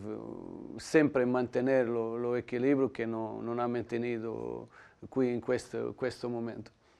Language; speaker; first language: Italian; non-native, learner; Portuguese